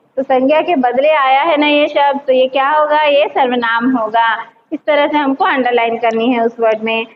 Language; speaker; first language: Hindi; non-native, local second language; Telugu